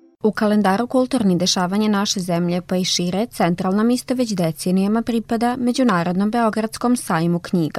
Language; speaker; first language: Serbian; native; Serbian